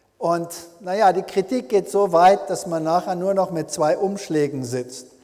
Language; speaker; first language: German; early bilingual, heritage; German